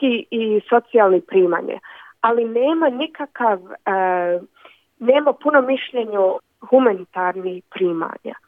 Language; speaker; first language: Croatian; early bilingual, other home language; Bosnian